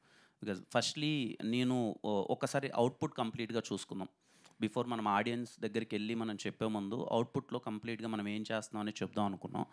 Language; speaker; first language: Telugu; native; Telugu